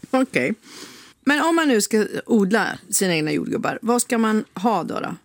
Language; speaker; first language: Swedish; native; Swedish